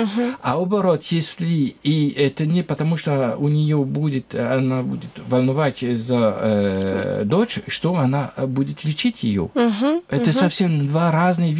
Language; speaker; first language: Russian; non-native, learner; French